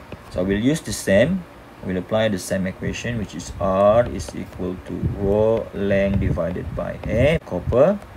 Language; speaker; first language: English; non-native, local second language; Malay